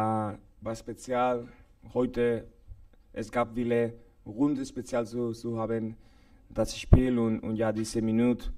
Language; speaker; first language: German; non-native, learner; Spanish